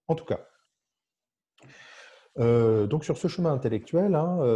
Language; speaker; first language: French; native; French